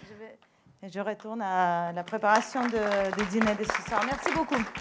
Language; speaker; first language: French; non-native, fluent; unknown